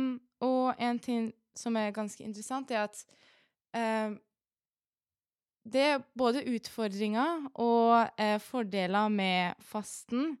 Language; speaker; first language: Norwegian; early bilingual, other home language; Persian